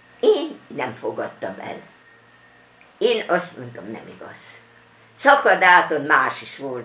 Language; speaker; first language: Hungarian; non-native, local second language; German